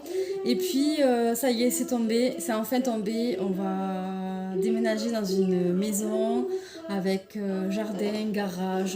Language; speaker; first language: French; native; French